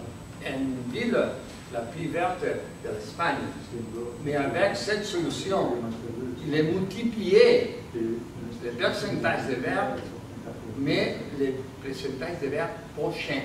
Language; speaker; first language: French; non-native, learner; Spanish